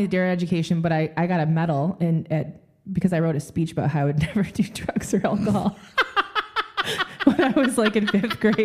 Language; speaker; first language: English; native; English